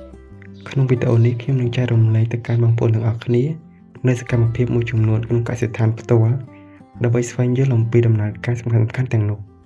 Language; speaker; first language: Khmer; native; Khmer